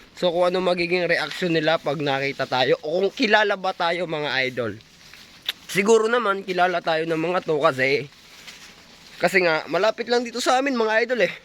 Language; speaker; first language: Filipino; native; Filipino